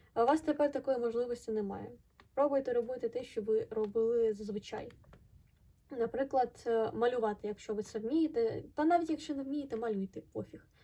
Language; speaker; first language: Ukrainian; non-native, local second language; Russian